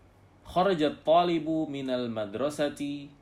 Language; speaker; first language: Arabic; non-native, fluent; Indonesian